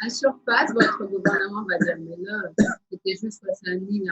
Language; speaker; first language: French; native; French